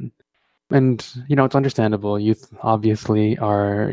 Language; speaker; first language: English; early bilingual, other home language; Tamil